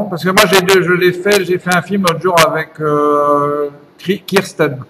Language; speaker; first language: French; native; French